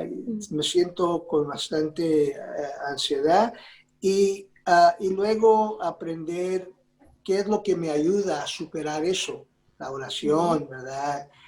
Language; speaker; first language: Spanish; early bilingual, heritage; Spanish